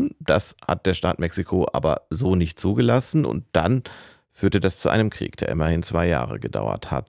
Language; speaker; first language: German; native; German